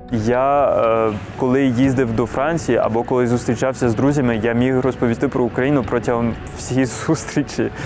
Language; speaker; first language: Ukrainian; non-native, fluent; French